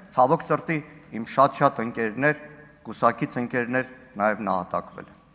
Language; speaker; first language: Armenian; native; Armenian